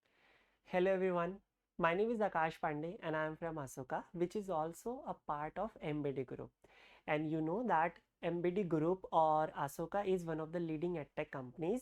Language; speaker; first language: English; non-native, local second language; Hindi